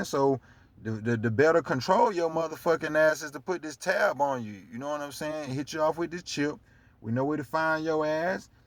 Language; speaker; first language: English; native; English